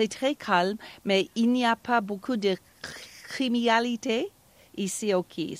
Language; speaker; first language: French; non-native, fluent; English